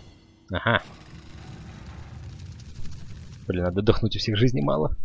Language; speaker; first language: Russian; native; Russian